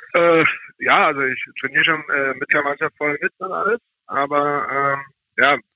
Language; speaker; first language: German; native; German